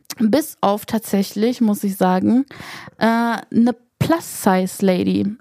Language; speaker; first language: German; early bilingual, other home language; Polish